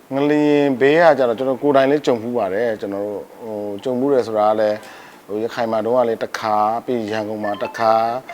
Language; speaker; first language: Burmese; native; Burmese